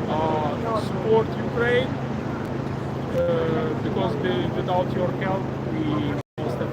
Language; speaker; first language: English; non-native, learner; Ukrainian